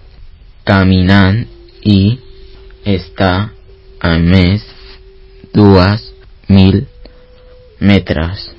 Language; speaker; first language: Catalan; early bilingual, other home language; Spanish